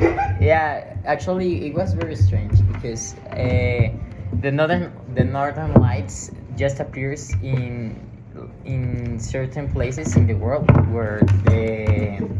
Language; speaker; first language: English; non-native, learner; Spanish